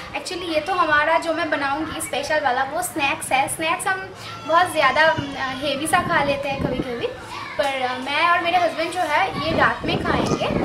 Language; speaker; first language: Hindi; non-native, local second language; Bangla